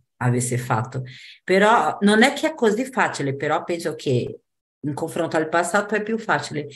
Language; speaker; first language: Italian; non-native, fluent; Portuguese